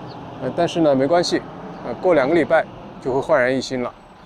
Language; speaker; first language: Chinese; native; Chinese